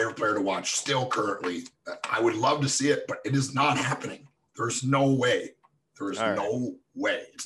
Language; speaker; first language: English; native; English